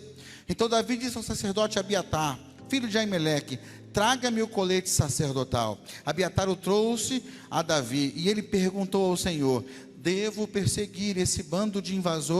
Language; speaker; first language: Portuguese; native; Portuguese